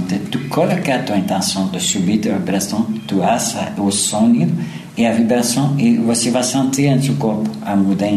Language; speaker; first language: Spanish; non-native, learner; French